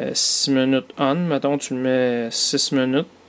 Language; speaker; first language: French; native; French